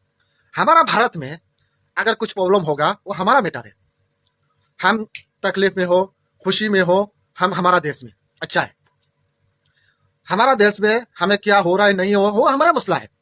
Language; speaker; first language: Hindi; non-native, local second language; Bangla